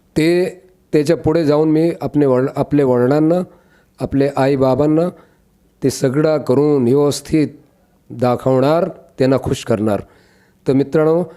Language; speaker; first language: Marathi; non-native, local second language; Urdu